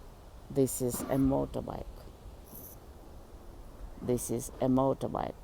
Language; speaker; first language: English; non-native, fluent; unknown